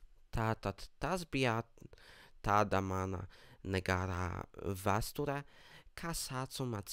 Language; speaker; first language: Latvian; non-native, learner; Polish